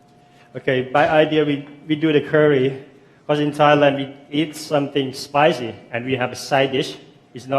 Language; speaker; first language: English; non-native, fluent; Thai